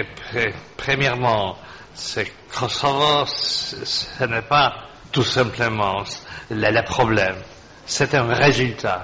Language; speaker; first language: French; non-native, fluent; Polish